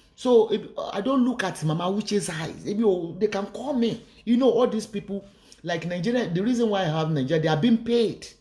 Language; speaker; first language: English; non-native, local second language; Yoruba